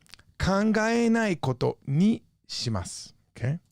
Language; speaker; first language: Japanese; non-native, fluent; English